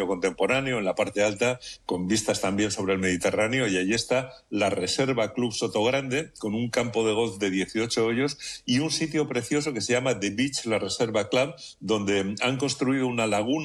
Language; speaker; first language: Spanish; native; Spanish